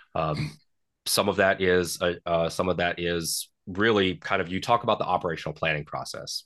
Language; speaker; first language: English; native; English